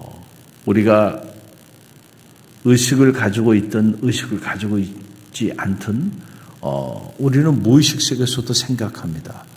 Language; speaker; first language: Korean; native; Korean